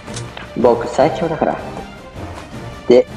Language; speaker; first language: Japanese; native; Japanese